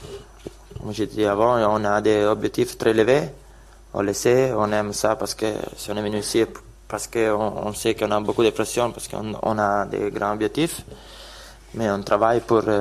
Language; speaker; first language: French; non-native, fluent; Italian